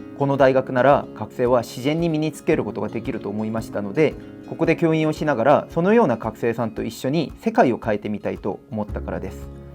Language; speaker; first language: Japanese; non-native, fluent; Korean